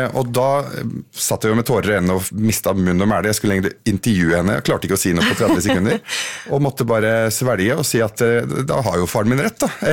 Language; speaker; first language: Norwegian; early bilingual, other home language; Arabic